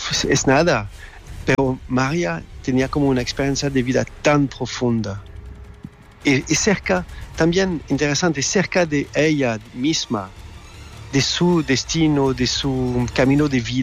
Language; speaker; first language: Spanish; non-native, learner; French